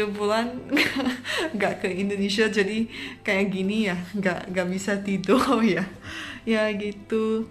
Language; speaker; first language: Indonesian; non-native, fluent; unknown